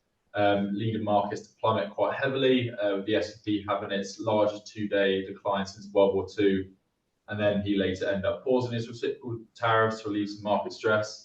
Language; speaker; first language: English; native; English